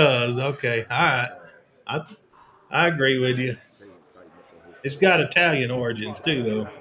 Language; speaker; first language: English; native; English